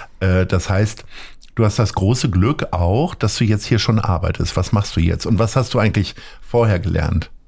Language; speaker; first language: German; native; German